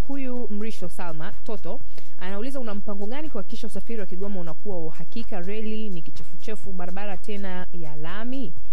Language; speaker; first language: Swahili; native; Swahili